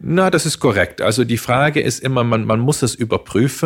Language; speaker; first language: German; non-native, fluent; Dutch